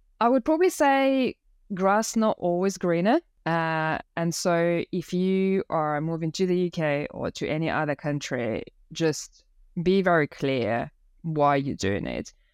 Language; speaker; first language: English; non-native, fluent; Russian